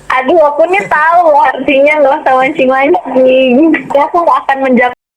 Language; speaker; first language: Indonesian; native; Indonesian